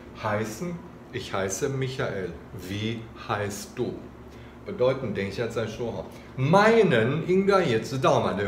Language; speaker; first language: German; non-native, fluent; Chinese